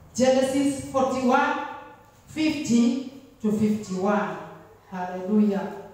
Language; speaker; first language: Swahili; non-native, local second language; Kikuyu